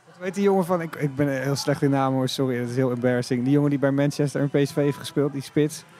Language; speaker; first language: Dutch; native; Dutch